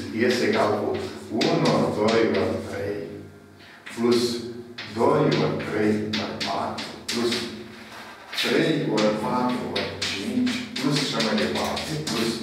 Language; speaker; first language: Romanian; native; Romanian